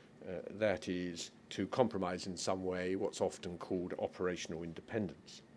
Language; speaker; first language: English; native; English